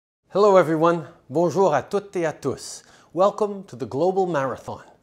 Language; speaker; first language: French; early bilingual, heritage; French